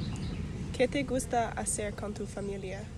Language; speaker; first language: Spanish; non-native, learner; English